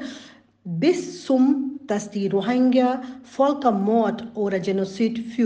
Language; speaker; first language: German; non-native, learner; Rohingya